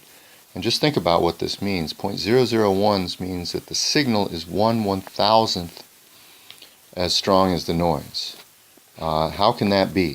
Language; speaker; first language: English; native; English